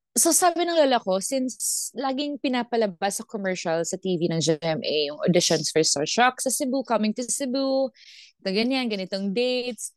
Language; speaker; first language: Filipino; non-native, local second language; Cebuano